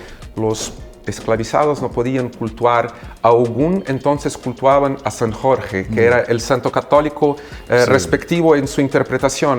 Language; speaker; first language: Spanish; non-native, fluent; Portuguese